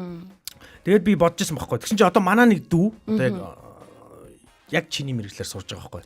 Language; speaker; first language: Mongolian; native; Mongolian